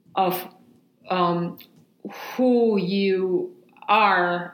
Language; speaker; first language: English; non-native, fluent; Finnish